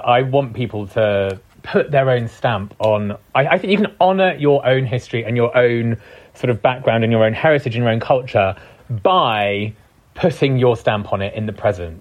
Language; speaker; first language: English; non-native, local second language; Punjabi